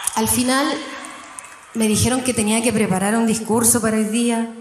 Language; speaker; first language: Spanish; native; Spanish